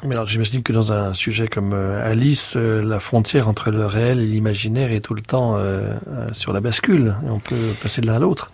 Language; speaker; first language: French; native; French